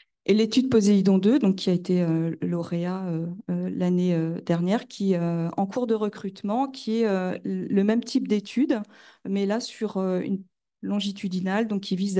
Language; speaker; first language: French; native; French